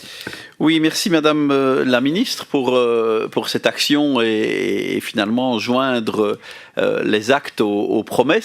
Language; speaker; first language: French; native; French